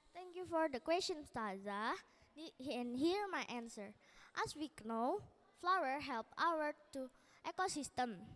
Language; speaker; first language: English; non-native, learner; Indonesian